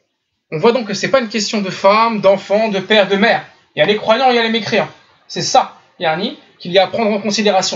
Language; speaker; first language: French; native; French